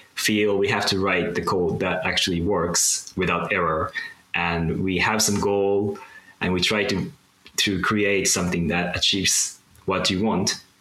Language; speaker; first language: English; non-native, fluent; Japanese